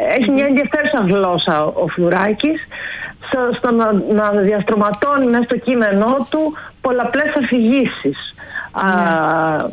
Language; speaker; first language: Greek; native; Greek